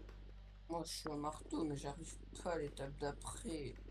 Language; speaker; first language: French; native; French